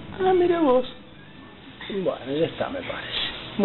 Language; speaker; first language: Spanish; native; Spanish